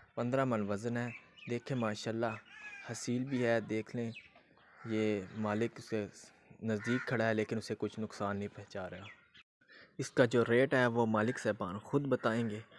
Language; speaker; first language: Urdu; non-native, local second language; Punjabi